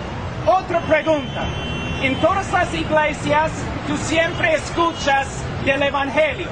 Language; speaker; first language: Spanish; non-native, fluent; English